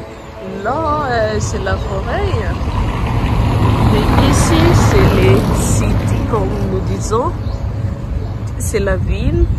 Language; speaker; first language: French; non-native, local second language; Lingala